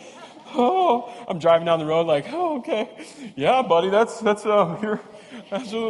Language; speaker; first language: English; native; English